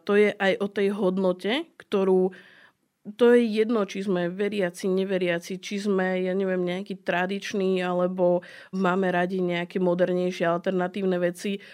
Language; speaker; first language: Slovak; native; Slovak